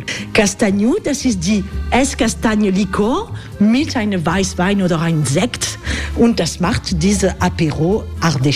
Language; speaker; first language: German; non-native, learner; French